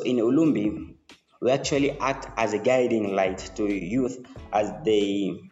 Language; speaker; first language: English; non-native, local second language; Swahili